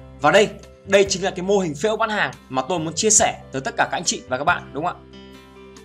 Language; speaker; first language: Vietnamese; native; Vietnamese